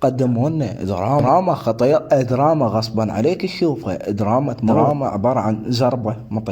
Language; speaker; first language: Arabic; native; Arabic